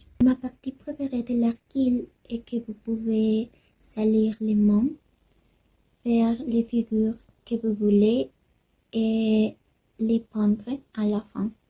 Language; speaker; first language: French; non-native, learner; Spanish